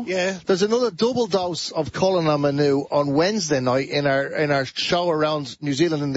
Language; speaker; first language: English; native; English